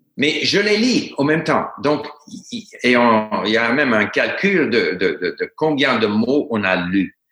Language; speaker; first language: French; non-native, fluent; English